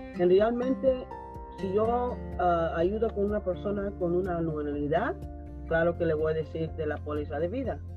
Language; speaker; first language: Spanish; early bilingual, heritage; Spanish